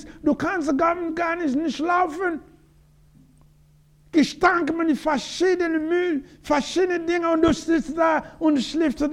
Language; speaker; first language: German; non-native, learner; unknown